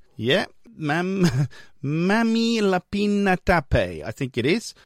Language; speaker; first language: English; native; English